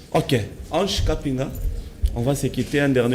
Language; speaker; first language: French; non-native, local second language; Lingala